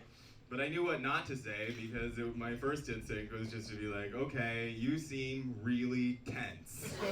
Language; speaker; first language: English; native; English